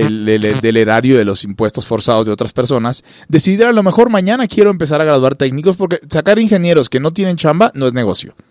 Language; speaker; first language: Spanish; native; Spanish